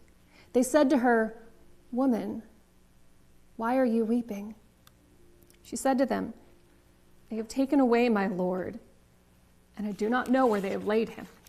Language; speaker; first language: English; native; English